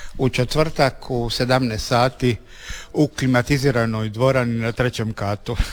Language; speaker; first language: Croatian; native; Croatian